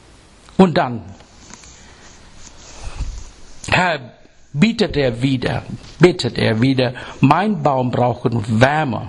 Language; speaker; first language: German; non-native, fluent; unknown